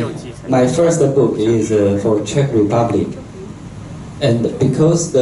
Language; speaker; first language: English; non-native, local second language; Chinese